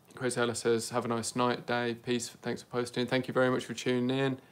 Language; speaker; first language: English; native; English